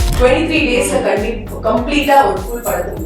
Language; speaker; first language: Tamil; native; Tamil